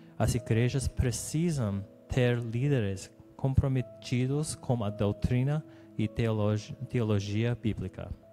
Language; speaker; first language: Portuguese; non-native, learner; English